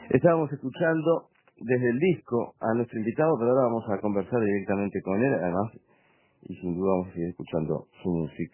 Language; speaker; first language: Spanish; native; Spanish